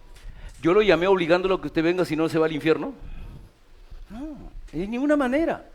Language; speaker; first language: Spanish; native; Spanish